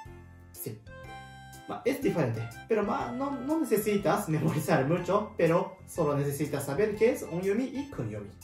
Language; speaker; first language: Spanish; non-native, learner; Japanese